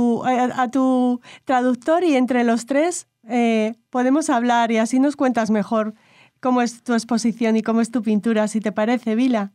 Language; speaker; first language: Spanish; native; Spanish